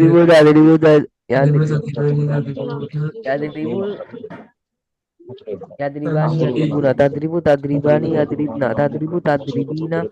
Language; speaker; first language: Arabic; non-native, learner; Bangla